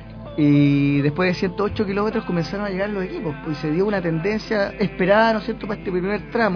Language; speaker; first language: Spanish; native; Spanish